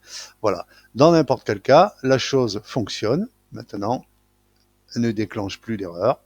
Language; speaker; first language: French; native; French